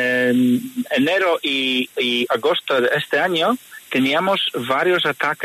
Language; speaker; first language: Spanish; non-native, fluent; Polish